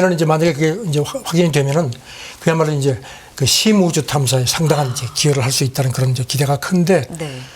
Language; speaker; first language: Korean; native; Korean